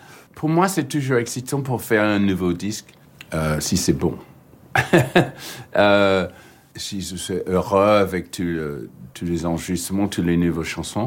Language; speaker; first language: French; non-native, fluent; English